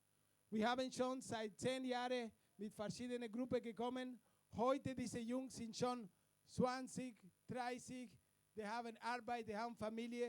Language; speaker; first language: German; non-native, fluent; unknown